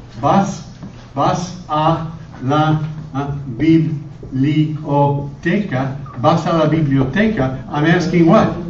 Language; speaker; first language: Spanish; non-native, fluent; English